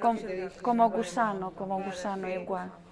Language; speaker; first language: Spanish; non-native, learner; Russian